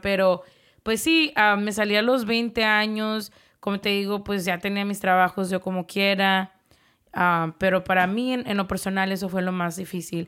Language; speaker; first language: Spanish; early bilingual, heritage; Spanish